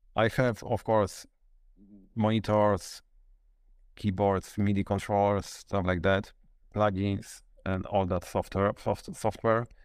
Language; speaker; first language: English; non-native, fluent; Polish